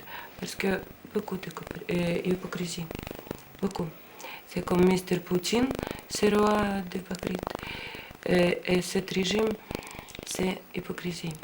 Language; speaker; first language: French; non-native, learner; Russian